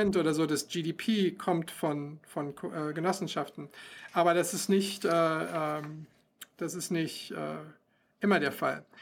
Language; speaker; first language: German; native; German